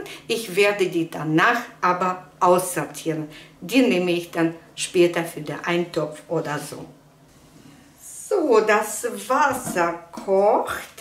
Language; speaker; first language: German; non-native, fluent; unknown